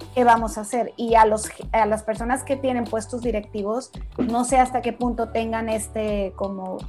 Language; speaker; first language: Spanish; native; Spanish